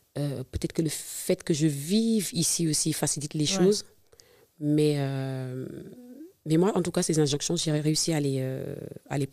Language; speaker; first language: French; non-native, local second language; Serer